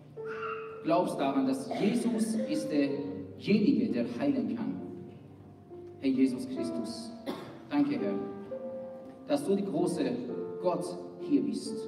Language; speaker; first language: German; non-native, fluent; Persian